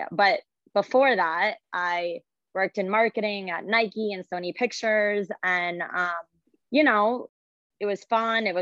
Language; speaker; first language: English; native; English